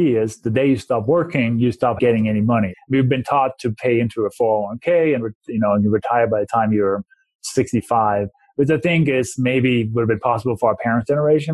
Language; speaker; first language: English; non-native, fluent; Danish